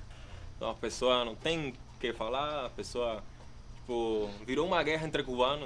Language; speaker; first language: Portuguese; non-native, fluent; Spanish